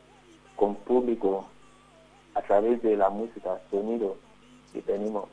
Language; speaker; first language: Spanish; non-native, learner; Yoruba